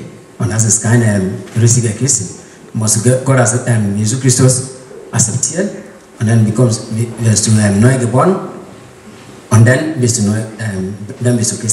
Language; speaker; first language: German; non-native, learner; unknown